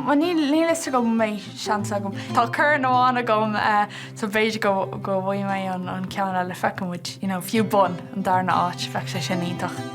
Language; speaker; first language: Irish; non-native, local second language; English